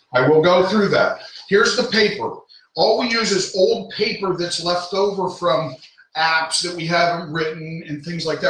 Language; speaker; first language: English; native; English